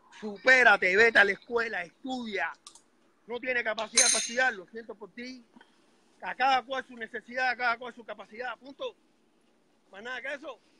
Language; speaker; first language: Spanish; native; Spanish